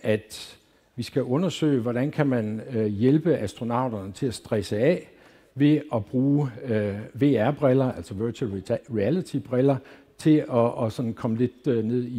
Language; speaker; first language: Danish; native; Danish